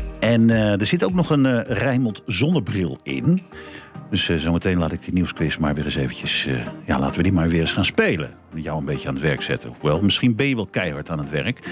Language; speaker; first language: Dutch; native; Dutch